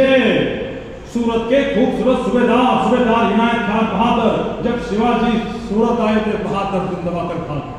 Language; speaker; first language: Hindi; non-native, local second language; Marathi